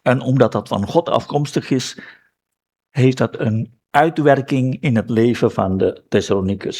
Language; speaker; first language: Dutch; non-native, fluent; Indonesian